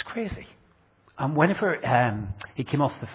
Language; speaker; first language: English; native; English